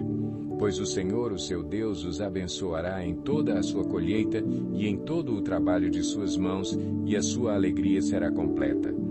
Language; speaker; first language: Portuguese; native; Portuguese